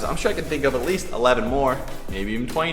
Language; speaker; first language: English; native; English